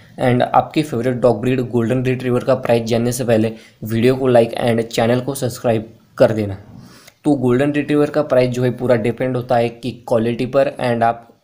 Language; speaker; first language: Hindi; native; Hindi